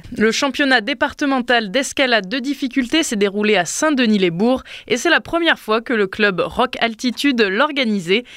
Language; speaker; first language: French; native; French